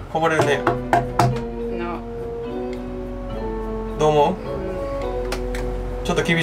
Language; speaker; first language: Japanese; native; Japanese